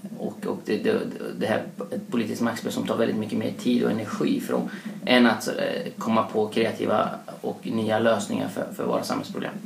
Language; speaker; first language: Swedish; early bilingual, other home language; Persian